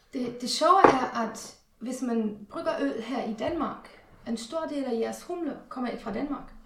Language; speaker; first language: Danish; non-native, fluent; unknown